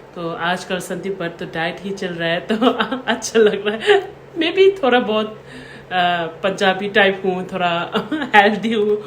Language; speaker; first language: Hindi; non-native, local second language; Tibetan